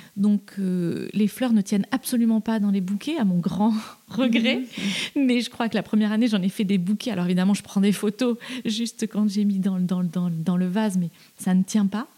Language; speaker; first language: French; native; French